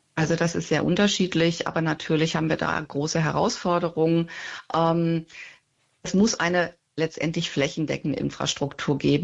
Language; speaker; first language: German; native; German